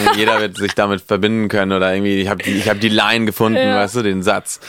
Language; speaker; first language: German; non-native, fluent; Spanish